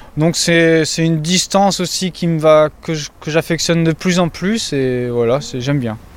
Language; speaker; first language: French; native; French